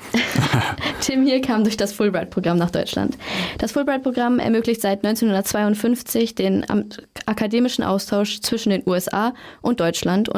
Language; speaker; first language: German; native; German